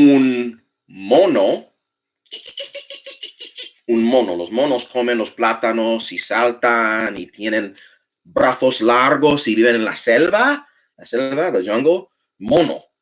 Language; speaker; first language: Spanish; non-native, fluent; English